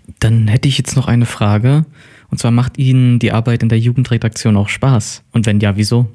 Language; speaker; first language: German; native; German